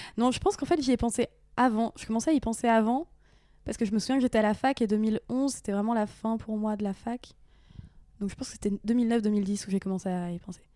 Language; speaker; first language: French; native; French